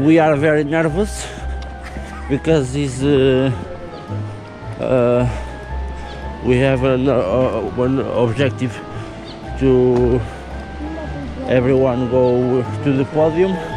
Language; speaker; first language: English; non-native, learner; Portuguese